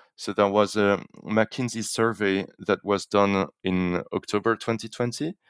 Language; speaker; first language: English; non-native, fluent; French